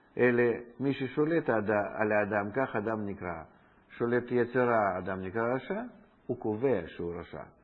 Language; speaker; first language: Hebrew; non-native, fluent; Russian